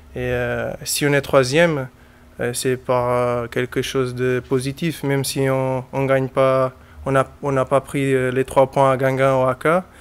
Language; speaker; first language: French; non-native, fluent; Portuguese